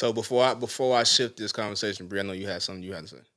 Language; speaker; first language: English; native; English